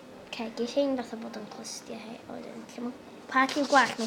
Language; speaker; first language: Welsh; native; Welsh